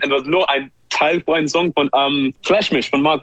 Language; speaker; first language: German; non-native, learner; English